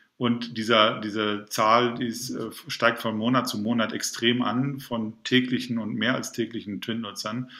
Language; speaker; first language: German; native; German